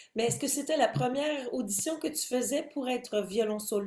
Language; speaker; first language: French; native; French